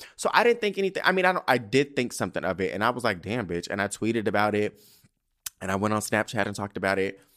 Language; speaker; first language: English; native; English